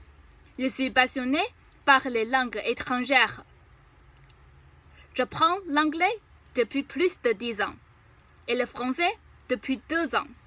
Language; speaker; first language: French; non-native, fluent; Chinese